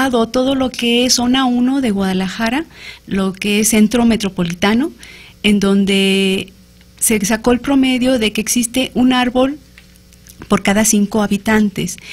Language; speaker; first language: Spanish; native; Spanish